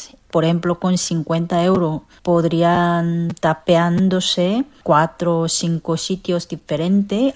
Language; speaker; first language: Spanish; non-native, fluent; Korean